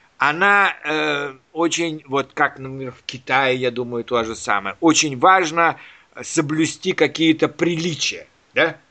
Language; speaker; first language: Russian; native; Russian